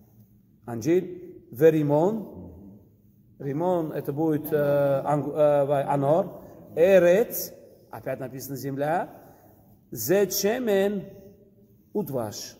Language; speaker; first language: Russian; early bilingual, heritage; Russian